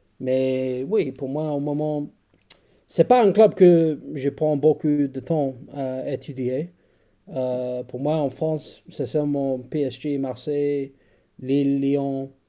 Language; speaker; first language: French; non-native, learner; English